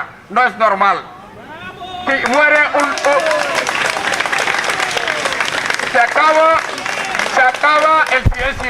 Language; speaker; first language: Spanish; non-native, fluent; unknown